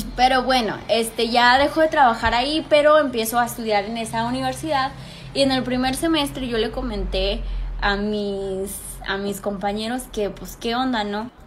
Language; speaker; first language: Spanish; early bilingual, heritage; Spanish